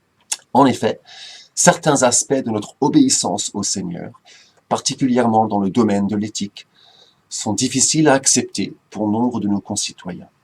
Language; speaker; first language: French; native; French